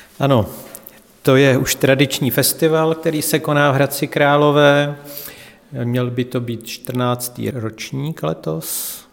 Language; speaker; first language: Czech; native; Czech